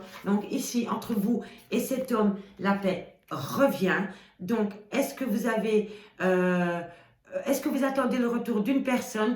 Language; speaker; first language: French; native; French